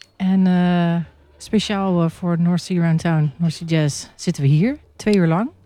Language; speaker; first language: Dutch; early bilingual, heritage; Dutch